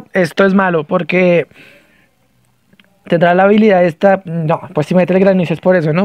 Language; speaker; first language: Spanish; native; Spanish